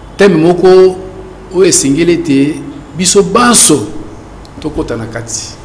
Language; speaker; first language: Lingala; native; Lingala